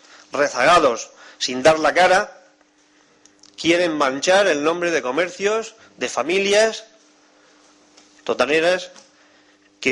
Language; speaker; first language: Spanish; native; Spanish